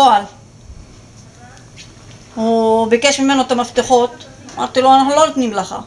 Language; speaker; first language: Hebrew; non-native, local second language; Arabic